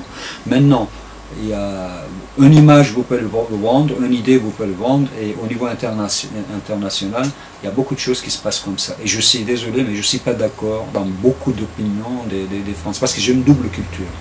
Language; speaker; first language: French; non-native, fluent; Turkish